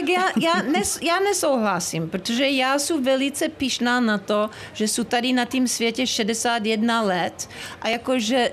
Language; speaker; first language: Czech; early bilingual, heritage; Czech